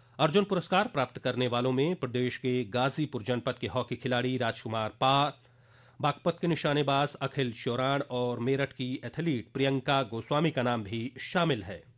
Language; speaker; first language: Hindi; native; Hindi